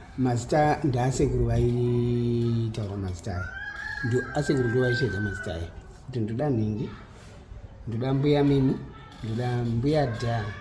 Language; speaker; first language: Shona; early bilingual, other home language; Nyanja